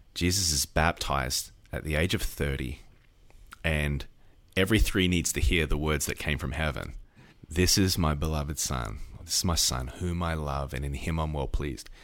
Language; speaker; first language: English; native; English